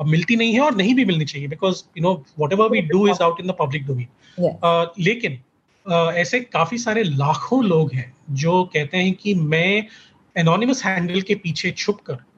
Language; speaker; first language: Hindi; native; Hindi